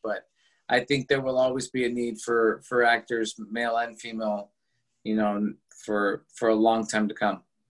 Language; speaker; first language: English; early bilingual, other home language; Spanish